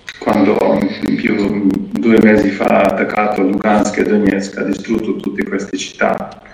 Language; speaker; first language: Italian; non-native, fluent; Ukrainian